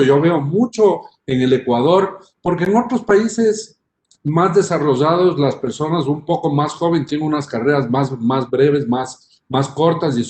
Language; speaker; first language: Spanish; native; Spanish